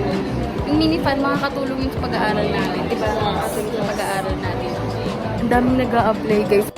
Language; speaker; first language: Filipino; native; Filipino